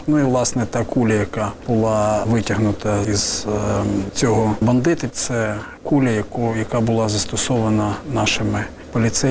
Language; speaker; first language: Ukrainian; native; Ukrainian